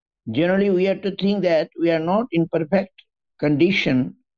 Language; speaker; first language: English; non-native, local second language; Bangla